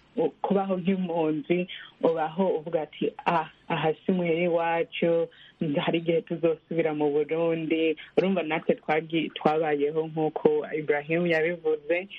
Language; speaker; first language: Rundi; early bilingual, heritage; Rundi